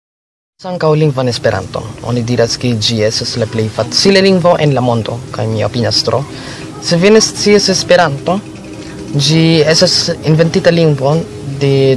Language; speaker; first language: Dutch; non-native, learner; Filipino